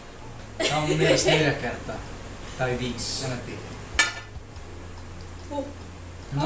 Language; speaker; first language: Finnish; early bilingual, other home language; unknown